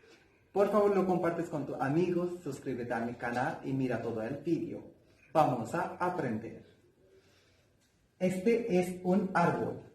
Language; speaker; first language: Spanish; non-native, learner; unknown